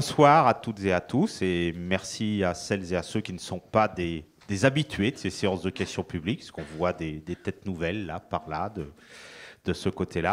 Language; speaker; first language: French; native; French